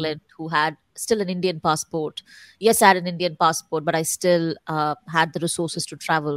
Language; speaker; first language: English; non-native, local second language; Tamil